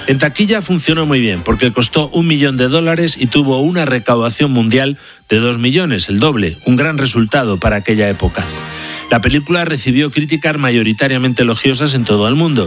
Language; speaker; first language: Spanish; native; Spanish